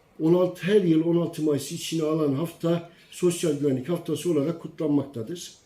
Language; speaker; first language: Turkish; native; Turkish